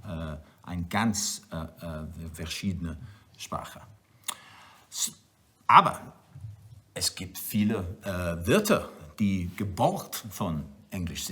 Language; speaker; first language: German; non-native, learner; Welsh